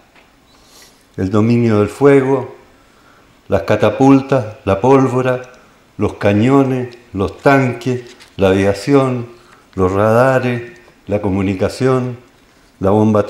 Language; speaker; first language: Spanish; native; Spanish